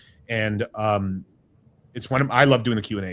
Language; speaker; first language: English; native; English